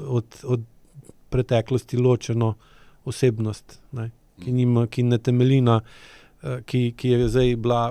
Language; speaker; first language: Slovenian; native; Slovenian